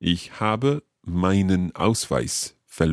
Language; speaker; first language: German; non-native, learner; English